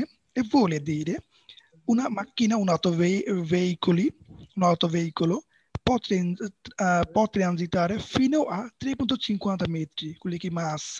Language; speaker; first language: Italian; non-native, learner; Bangla